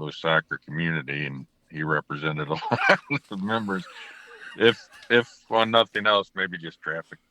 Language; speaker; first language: English; native; English